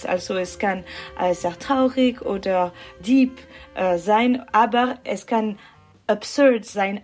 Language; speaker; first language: German; non-native, learner; French